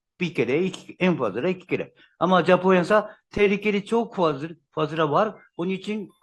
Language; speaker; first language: Turkish; non-native, learner; Japanese